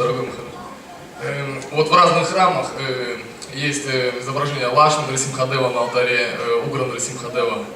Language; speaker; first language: Russian; native; Russian